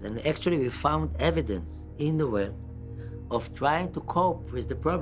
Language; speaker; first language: English; non-native, fluent; Hebrew